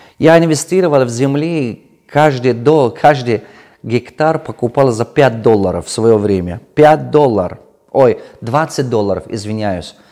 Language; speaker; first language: Russian; non-native, local second language; Tajik